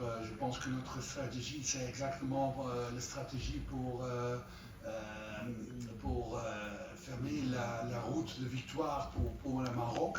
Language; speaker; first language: French; non-native, fluent; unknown